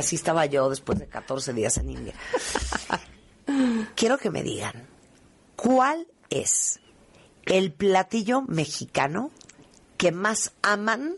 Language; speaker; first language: Spanish; native; Spanish